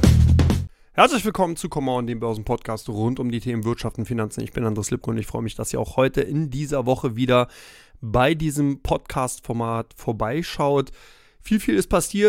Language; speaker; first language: German; native; German